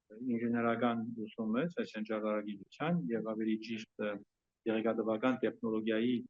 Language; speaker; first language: Armenian; early bilingual, heritage; Armenian